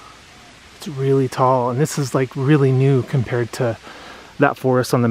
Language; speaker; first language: English; native; English